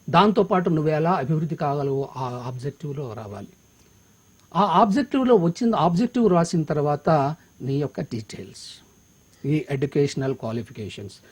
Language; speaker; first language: Telugu; native; Telugu